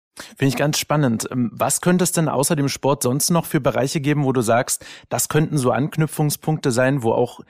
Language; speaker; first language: German; native; German